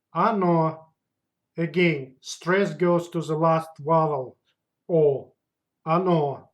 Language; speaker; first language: English; non-native, fluent; Russian